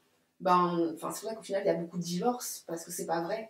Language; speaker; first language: French; native; French